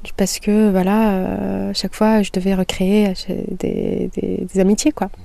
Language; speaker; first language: French; non-native, local second language; Kabyle